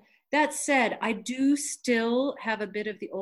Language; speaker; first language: English; native; English